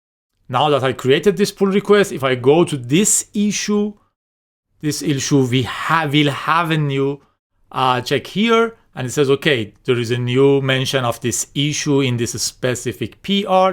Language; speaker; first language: English; non-native, fluent; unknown